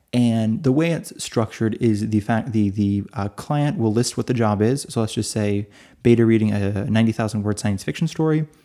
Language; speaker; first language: English; native; English